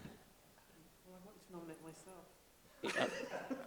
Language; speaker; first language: English; native; English